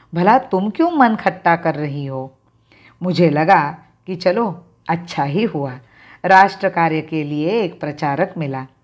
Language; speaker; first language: Hindi; non-native, local second language; Marathi